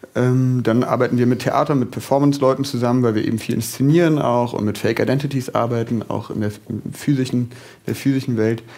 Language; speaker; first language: German; native; German